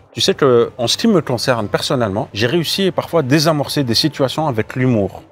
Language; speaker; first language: French; native; French